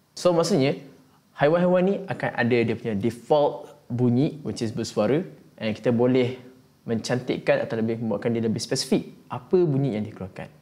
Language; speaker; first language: Malay; native; Malay